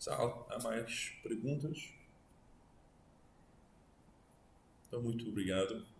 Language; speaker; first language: Portuguese; non-native, learner; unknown